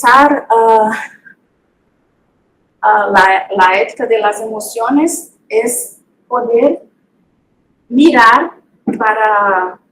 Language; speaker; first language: Spanish; non-native, fluent; Portuguese